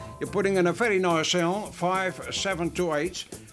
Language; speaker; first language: English; non-native, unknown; Dutch